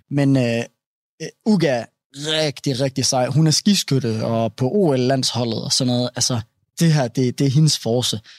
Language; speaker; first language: Danish; early bilingual, other home language; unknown